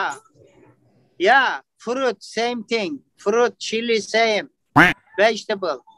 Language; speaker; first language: English; non-native, learner; Turkish